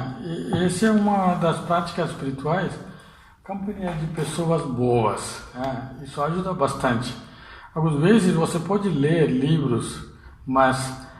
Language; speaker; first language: Portuguese; non-native, fluent; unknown